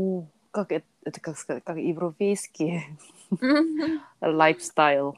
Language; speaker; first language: Russian; non-native, learner; Korean